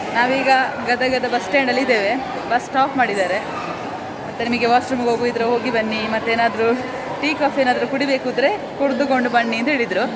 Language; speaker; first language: Kannada; non-native, local second language; Tulu